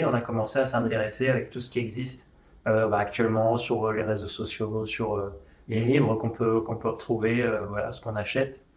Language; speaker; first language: French; native; French